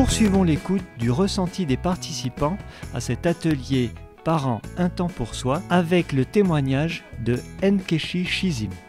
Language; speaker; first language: French; native; French